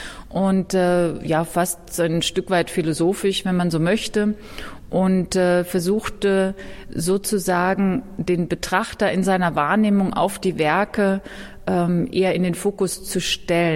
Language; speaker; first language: German; native; German